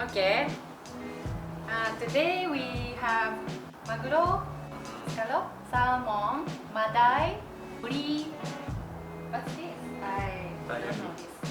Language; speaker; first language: English; non-native, learner; Japanese